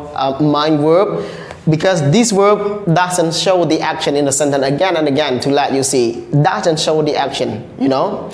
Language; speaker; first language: English; non-native, learner; Khmer